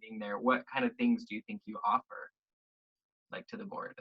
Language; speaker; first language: English; native; English